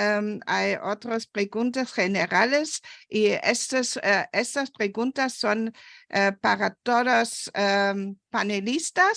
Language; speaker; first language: Spanish; non-native, fluent; German